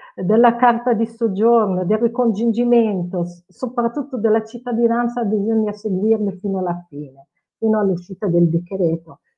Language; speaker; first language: Italian; non-native, fluent; Arabic